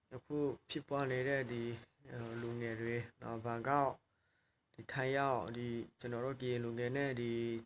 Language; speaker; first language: Burmese; non-native, local second language; S'gaw Karen